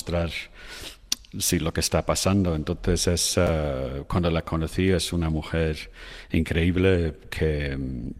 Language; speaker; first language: Spanish; non-native, fluent; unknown